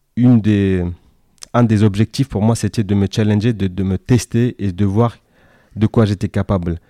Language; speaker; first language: French; non-native, fluent; Kyrgyz